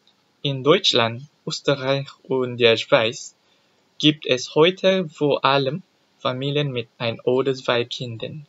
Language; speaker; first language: German; non-native, learner; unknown